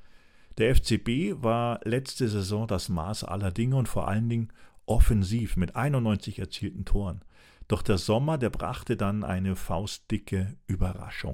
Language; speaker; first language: German; native; German